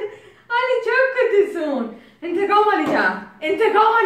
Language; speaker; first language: Turkish; non-native, learner; Azerbaijani